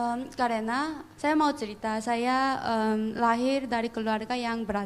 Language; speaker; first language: Indonesian; non-native, fluent; Korean